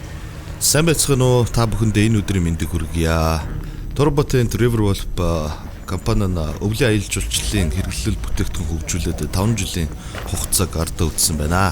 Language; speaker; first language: Mongolian; native; Mongolian